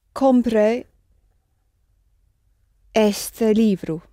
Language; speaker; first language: Portuguese; non-native, learner; English